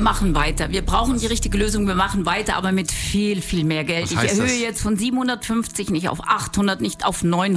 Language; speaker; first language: German; native; German